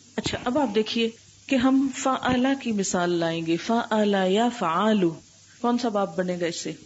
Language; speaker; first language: Urdu; native; Urdu